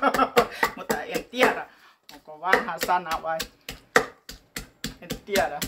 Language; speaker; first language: Finnish; non-native, learner; Thai